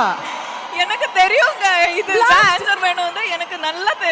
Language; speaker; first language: Tamil; non-native, fluent; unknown